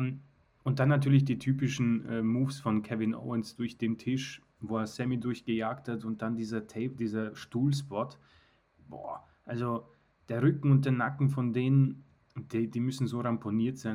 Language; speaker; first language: German; native; German